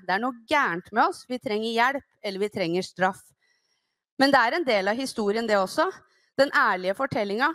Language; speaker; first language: Norwegian; native; Norwegian